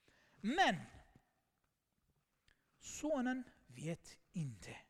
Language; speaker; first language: Swedish; non-native, fluent; Armenian